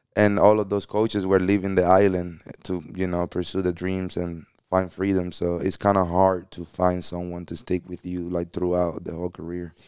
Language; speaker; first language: English; early bilingual, other home language; Spanish